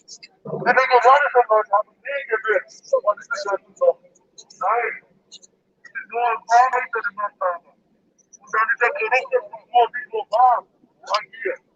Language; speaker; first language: German; non-native, fluent; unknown